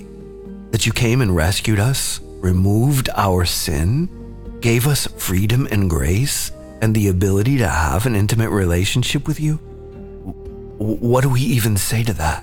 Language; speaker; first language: English; native; English